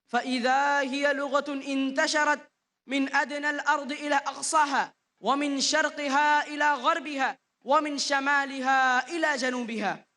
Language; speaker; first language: Arabic; non-native, learner; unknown